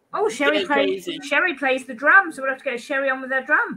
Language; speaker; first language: English; native; English